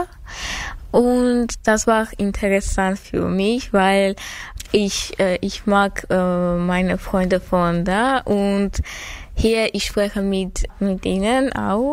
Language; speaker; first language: German; non-native, learner; Armenian